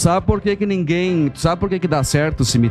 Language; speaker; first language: Portuguese; native; Portuguese